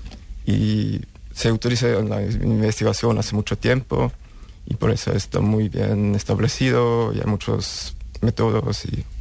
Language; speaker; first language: Spanish; non-native, fluent; German